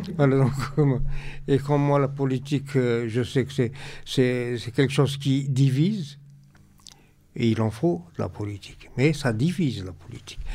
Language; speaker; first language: French; non-native, local second language; Arabic